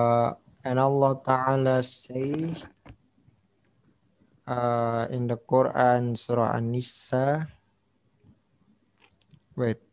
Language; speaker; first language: English; non-native, learner; Indonesian